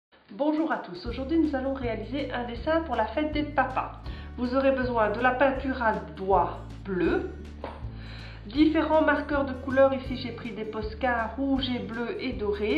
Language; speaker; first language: French; native; French